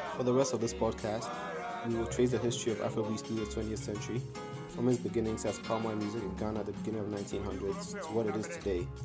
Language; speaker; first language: English; non-native, local second language; Akan